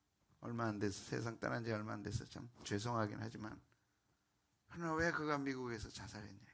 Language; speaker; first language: Korean; native; Korean